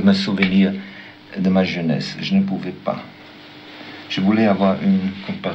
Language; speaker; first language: French; non-native, learner; German